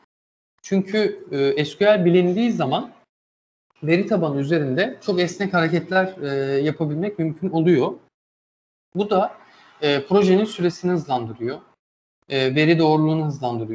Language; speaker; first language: Turkish; native; Turkish